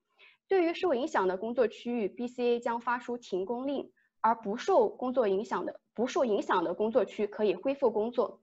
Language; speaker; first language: Chinese; native; Chinese